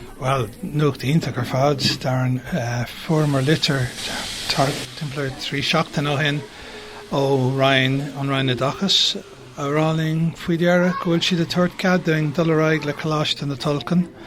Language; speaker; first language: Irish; non-native, local second language; English